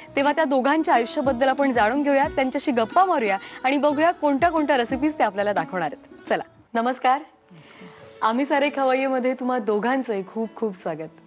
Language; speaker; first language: Marathi; native; Marathi